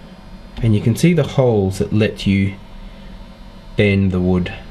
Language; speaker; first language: English; native; English